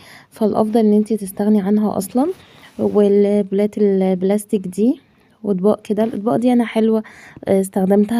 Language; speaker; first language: Arabic; native; Arabic